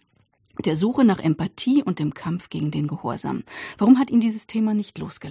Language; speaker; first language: German; native; German